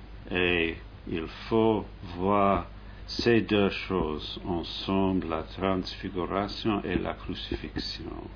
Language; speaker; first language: French; non-native, fluent; English